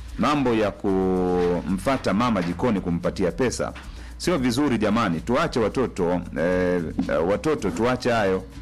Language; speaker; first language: Swahili; native; Swahili